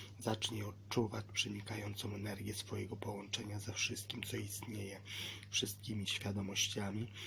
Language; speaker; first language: Polish; native; Polish